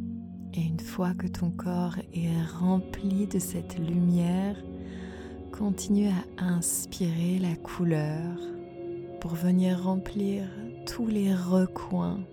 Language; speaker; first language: French; native; French